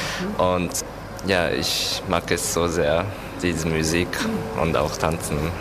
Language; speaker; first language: German; non-native, learner; Japanese